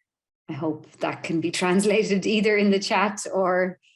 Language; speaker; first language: English; non-native, fluent; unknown